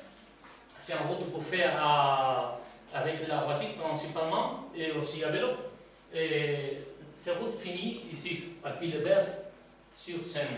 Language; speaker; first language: French; non-native, learner; Spanish